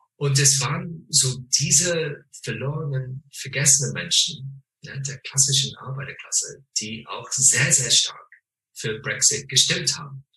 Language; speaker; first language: German; non-native, fluent; English